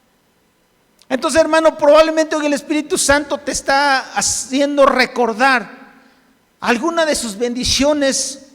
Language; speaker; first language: Spanish; native; Spanish